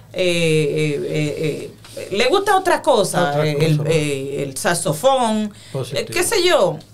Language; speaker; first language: Spanish; native; Spanish